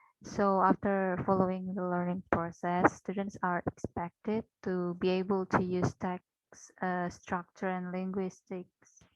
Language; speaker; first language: English; non-native, fluent; Indonesian